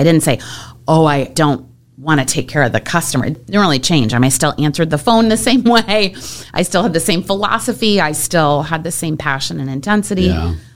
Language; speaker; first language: English; native; English